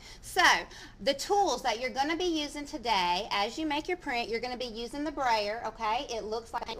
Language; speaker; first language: English; native; English